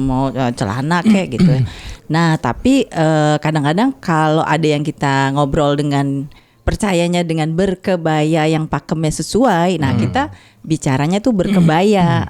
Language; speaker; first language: Indonesian; native; Indonesian